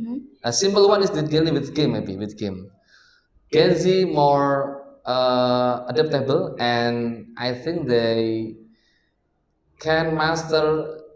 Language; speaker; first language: English; non-native, learner; Indonesian